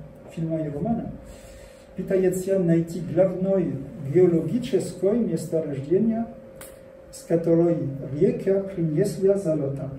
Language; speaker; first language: Russian; non-native, learner; French